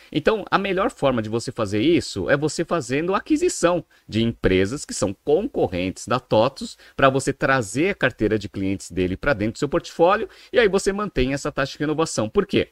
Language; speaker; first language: Portuguese; native; Portuguese